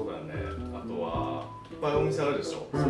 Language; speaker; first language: Japanese; native; Japanese